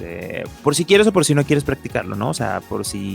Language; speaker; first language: Spanish; native; Spanish